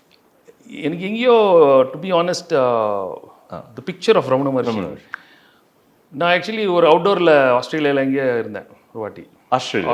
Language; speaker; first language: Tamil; non-native, local second language; Telugu